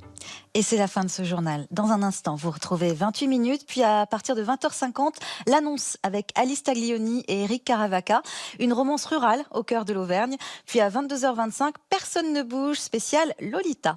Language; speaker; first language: French; native; French